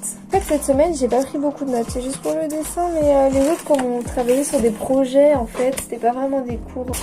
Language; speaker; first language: French; native; French